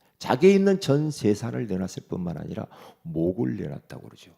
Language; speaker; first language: Korean; native; Korean